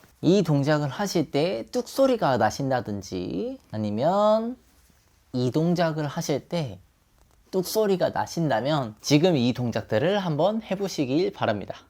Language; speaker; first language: Korean; native; Korean